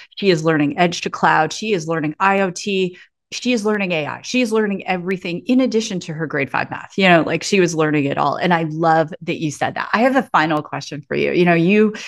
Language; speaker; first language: English; native; English